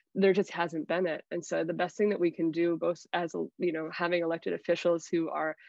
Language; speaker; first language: English; native; English